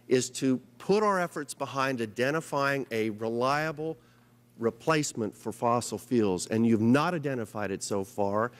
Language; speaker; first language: English; native; English